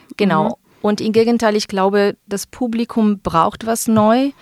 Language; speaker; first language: German; non-native, fluent; Italian